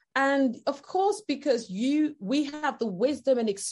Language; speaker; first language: English; non-native, local second language; Yoruba